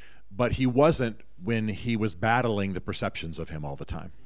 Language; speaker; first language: English; native; English